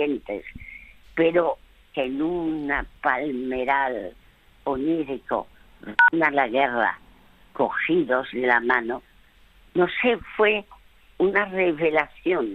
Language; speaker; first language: Spanish; early bilingual, other home language; French